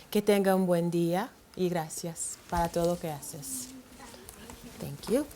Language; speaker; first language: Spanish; early bilingual, heritage; English